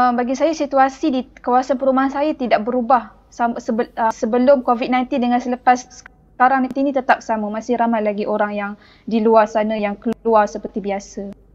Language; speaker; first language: Malay; native; Malay